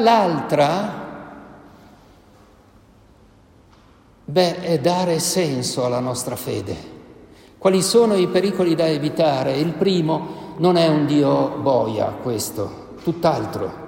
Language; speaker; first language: Italian; native; Italian